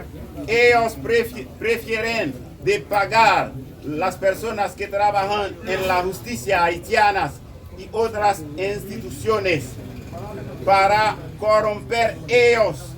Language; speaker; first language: Spanish; non-native, local second language; Haitian Creole